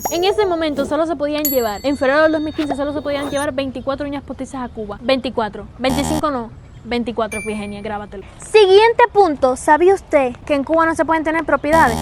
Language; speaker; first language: Spanish; native; Spanish